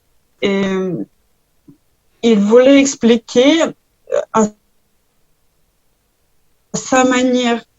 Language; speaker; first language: French; non-native, learner; Ukrainian